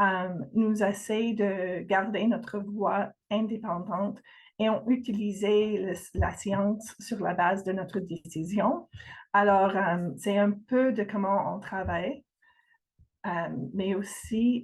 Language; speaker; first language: French; non-native, fluent; English